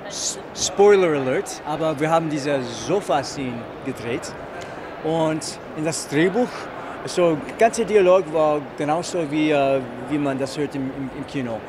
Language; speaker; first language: German; non-native, fluent; English